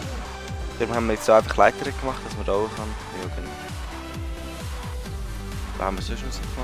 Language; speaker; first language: German; native; German